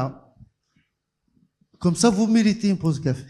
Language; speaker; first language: French; non-native, local second language; Arabic